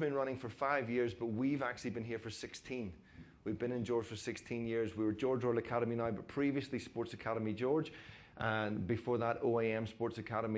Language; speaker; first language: English; native; English